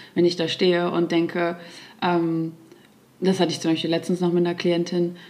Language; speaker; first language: German; native; German